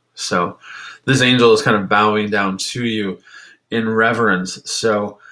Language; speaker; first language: English; native; English